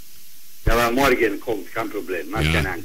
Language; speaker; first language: German; non-native, learner; Italian